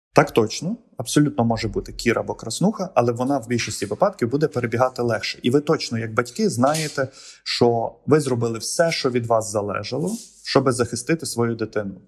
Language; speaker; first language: Ukrainian; native; Ukrainian